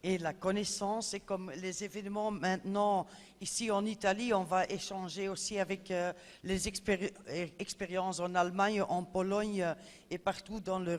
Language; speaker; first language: French; non-native, fluent; Dutch